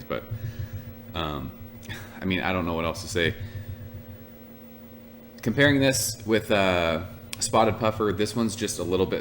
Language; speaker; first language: English; native; English